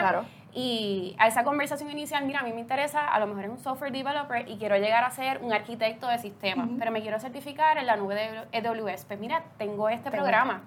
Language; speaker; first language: Spanish; native; Spanish